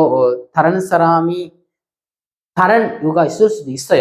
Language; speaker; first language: Korean; non-native, fluent; Sinhala